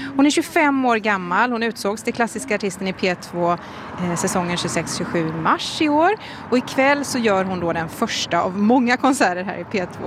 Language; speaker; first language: Swedish; native; Swedish